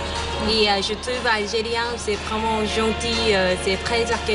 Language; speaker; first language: French; non-native, learner; Korean